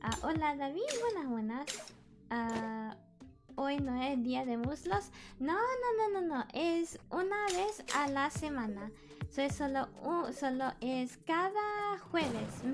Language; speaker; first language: Spanish; early bilingual, heritage; Spanish